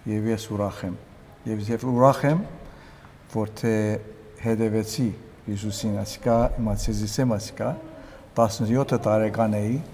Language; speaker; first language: Armenian; early bilingual, heritage; Armenian